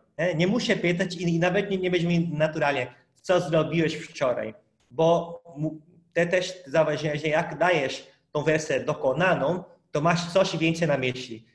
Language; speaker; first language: Polish; non-native, fluent; Portuguese